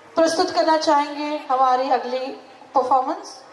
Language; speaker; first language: Hindi; non-native, local second language; Marathi